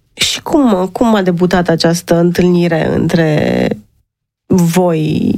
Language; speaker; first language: Romanian; native; Romanian